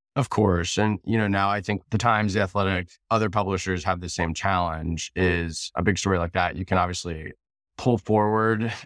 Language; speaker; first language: English; native; English